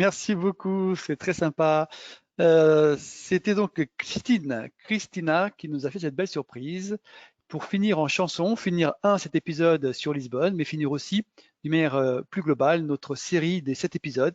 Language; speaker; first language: French; native; French